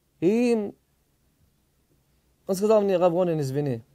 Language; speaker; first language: Russian; early bilingual, heritage; Hebrew